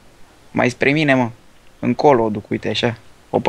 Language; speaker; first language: Romanian; native; Romanian